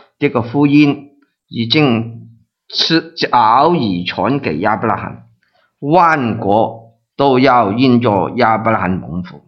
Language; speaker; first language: Chinese; non-native, local second language; Cantonese